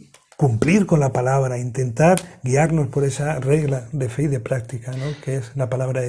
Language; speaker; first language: Spanish; native; Spanish